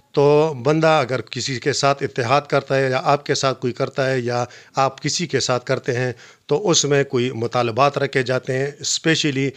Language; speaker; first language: Urdu; non-native, local second language; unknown